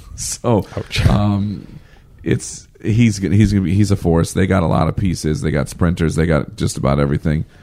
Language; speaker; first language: English; native; English